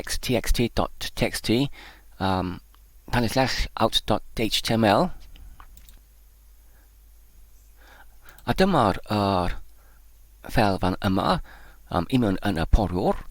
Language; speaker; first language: Welsh; non-native, learner; English